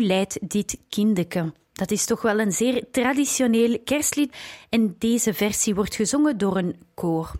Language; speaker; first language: Dutch; native; Dutch